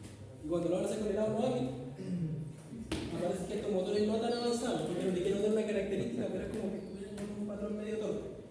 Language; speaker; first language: Spanish; native; Spanish